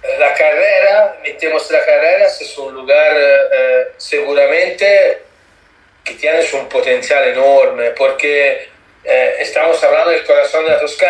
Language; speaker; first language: Spanish; non-native, learner; Italian